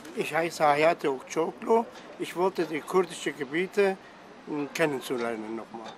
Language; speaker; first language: German; non-native, fluent; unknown